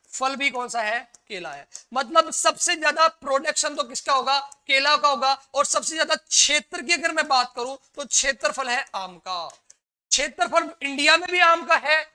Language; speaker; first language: Hindi; native; Hindi